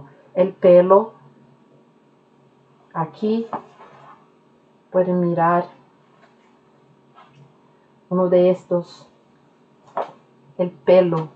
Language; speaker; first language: Spanish; non-native, fluent; Norwegian